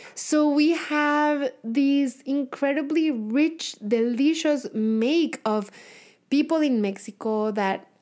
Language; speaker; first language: English; non-native, fluent; Spanish